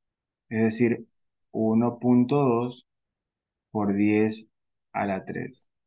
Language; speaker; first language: Spanish; native; Spanish